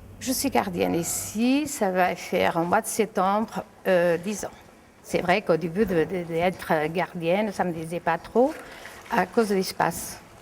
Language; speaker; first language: French; non-native, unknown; Portuguese